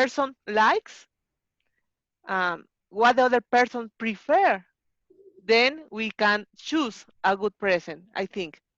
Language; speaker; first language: English; non-native, learner; Spanish